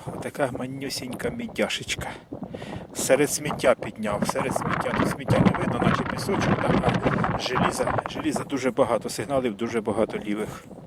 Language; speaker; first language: Ukrainian; non-native, local second language; Russian